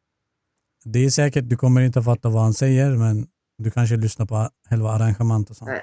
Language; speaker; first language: Swedish; non-native, fluent; Turkish